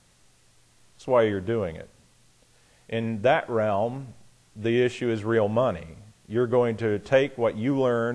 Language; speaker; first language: English; native; English